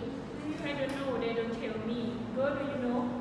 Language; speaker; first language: English; non-native, learner; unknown